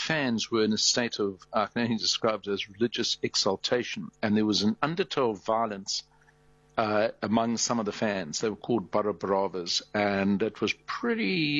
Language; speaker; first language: English; native; English